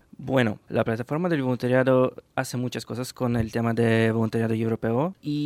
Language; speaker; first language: Spanish; non-native, fluent; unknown